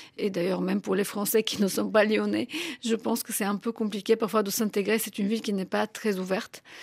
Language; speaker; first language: French; non-native, fluent; Bulgarian